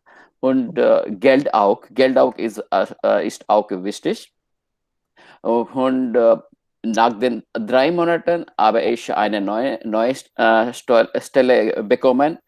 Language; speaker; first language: German; non-native, learner; Hindi